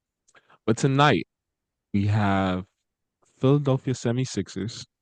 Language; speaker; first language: English; native; English